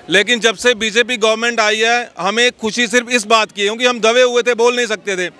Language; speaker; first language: Hindi; native; Hindi